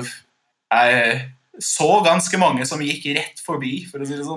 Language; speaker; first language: Norwegian; non-native, fluent; English